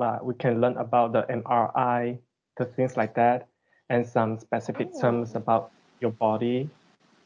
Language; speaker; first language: English; non-native, local second language; Chinese